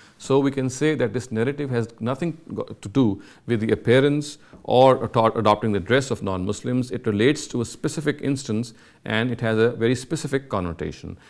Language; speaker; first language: English; non-native, local second language; Urdu